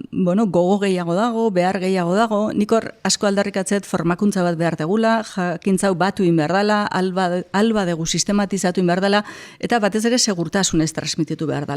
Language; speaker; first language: Basque; native; Basque